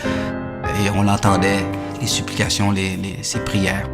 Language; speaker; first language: French; early bilingual, other home language; Haitian Creole